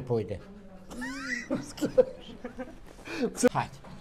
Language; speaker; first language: German; non-native, learner; Albanian